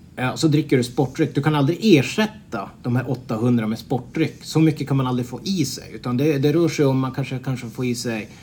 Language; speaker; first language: Swedish; native; Swedish